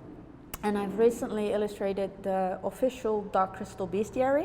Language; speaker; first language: English; non-native, fluent; Dutch